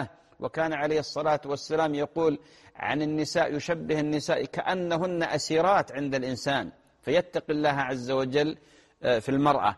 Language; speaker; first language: Arabic; native; Arabic